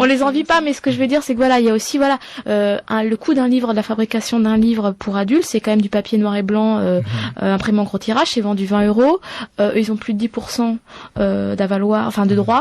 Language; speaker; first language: French; native; French